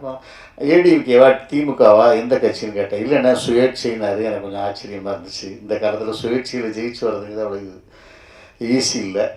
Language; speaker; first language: Tamil; native; Tamil